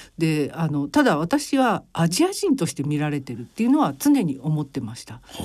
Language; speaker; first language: Japanese; native; Japanese